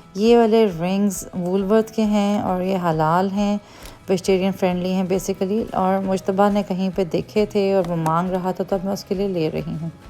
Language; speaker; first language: Urdu; native; Urdu